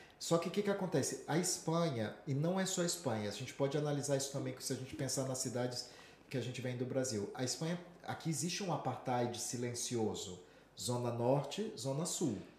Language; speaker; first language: Portuguese; native; Portuguese